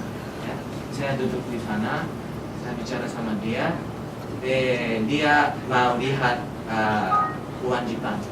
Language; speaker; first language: Indonesian; non-native, fluent; Japanese